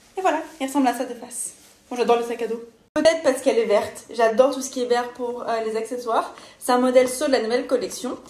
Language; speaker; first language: French; native; French